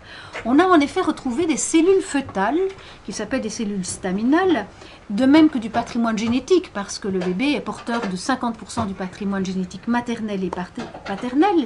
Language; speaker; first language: French; native; French